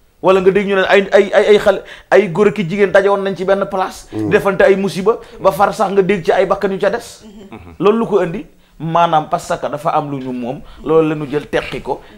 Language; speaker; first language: Wolof; native; Wolof